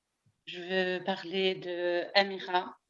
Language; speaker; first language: French; early bilingual, heritage; Arabic